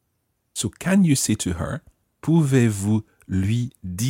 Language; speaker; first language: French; non-native, fluent; English